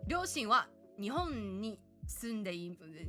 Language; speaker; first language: Japanese; non-native, learner; English